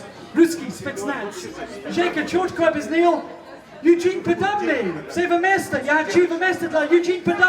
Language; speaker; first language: Russian; non-native, learner; English